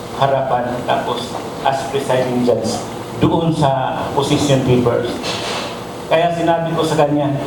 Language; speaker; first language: Cebuano; non-native, local second language; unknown